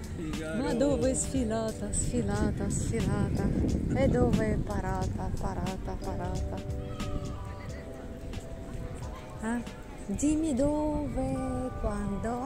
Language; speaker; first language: Italian; non-native, learner; Russian